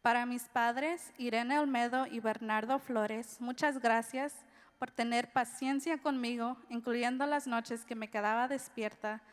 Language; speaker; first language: Spanish; early bilingual, heritage; Spanish